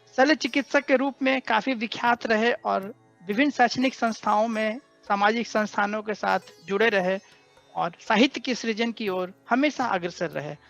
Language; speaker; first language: Hindi; native; Hindi